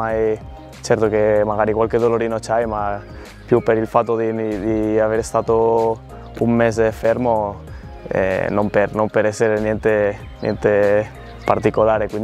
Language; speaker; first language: Italian; non-native, fluent; Spanish